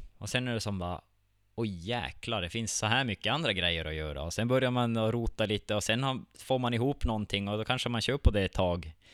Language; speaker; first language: Swedish; native; Swedish